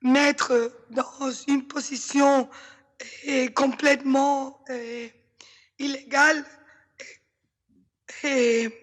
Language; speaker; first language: French; non-native, fluent; Spanish